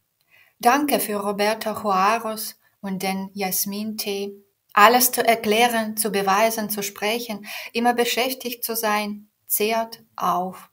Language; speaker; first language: German; non-native, fluent; Belarusian